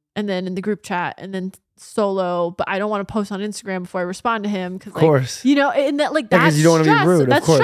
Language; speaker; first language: English; native; English